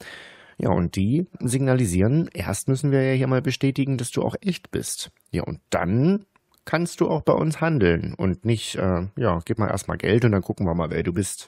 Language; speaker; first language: German; native; German